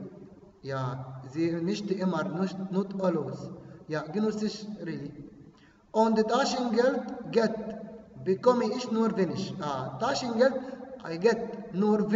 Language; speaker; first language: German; non-native, fluent; Arabic